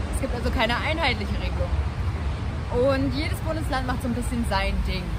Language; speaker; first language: German; native; German